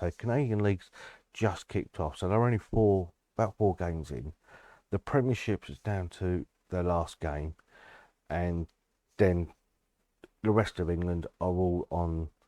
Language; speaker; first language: English; native; English